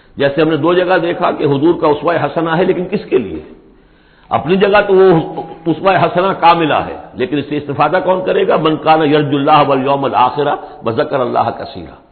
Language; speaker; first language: Urdu; native; Urdu